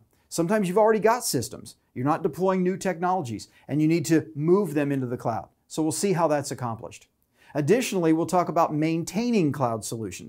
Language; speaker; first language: English; native; English